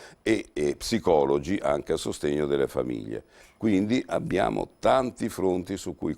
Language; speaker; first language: Italian; native; Italian